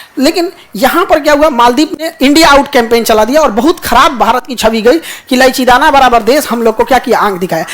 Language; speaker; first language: Hindi; native; Hindi